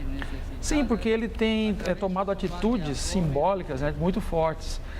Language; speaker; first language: Portuguese; native; Portuguese